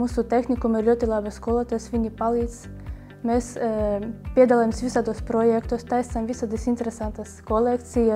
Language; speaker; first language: Latvian; non-native, local second language; Russian